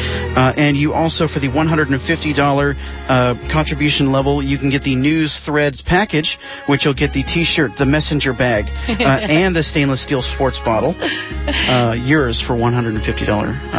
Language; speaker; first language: English; native; English